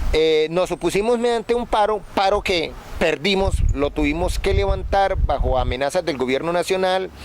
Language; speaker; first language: Spanish; native; Spanish